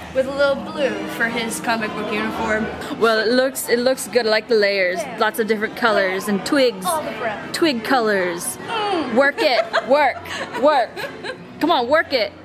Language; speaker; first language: English; native; English